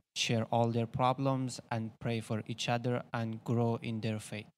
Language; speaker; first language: English; non-native, learner; Persian